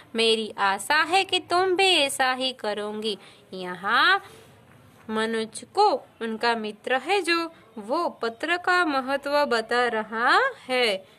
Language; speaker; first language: Hindi; non-native, local second language; Gujarati